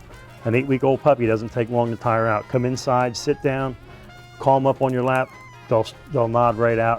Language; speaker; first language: English; native; English